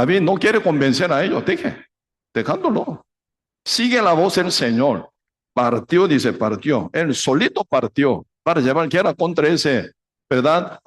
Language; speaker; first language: Spanish; non-native, fluent; Korean